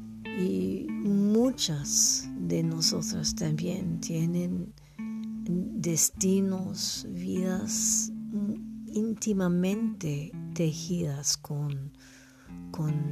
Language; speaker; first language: Spanish; non-native, learner; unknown